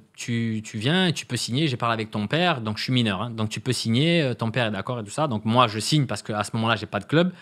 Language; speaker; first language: French; native; French